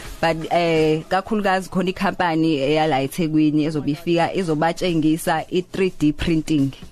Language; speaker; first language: Zulu; native; Zulu